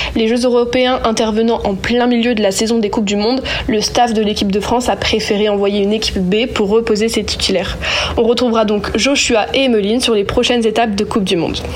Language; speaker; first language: French; native; French